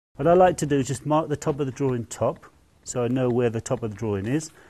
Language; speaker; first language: English; native; English